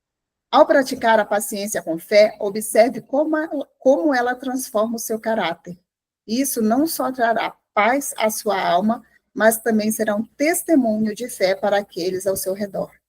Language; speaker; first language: Portuguese; native; Portuguese